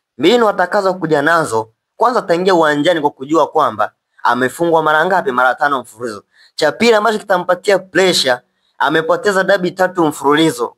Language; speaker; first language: Swahili; native; Swahili